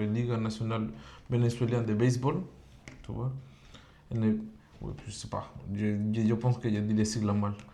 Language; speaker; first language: French; non-native, fluent; Spanish